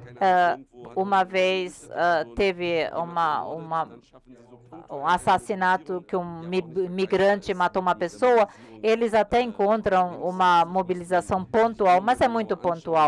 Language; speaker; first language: Portuguese; non-native, learner; German